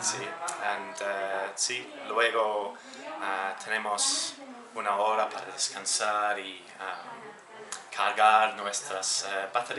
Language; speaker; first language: Spanish; non-native, learner; English